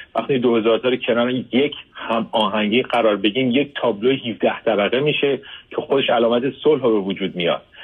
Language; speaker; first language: Persian; early bilingual, heritage; Persian